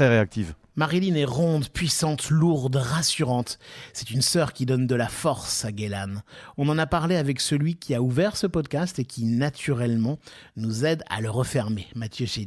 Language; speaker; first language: French; native; French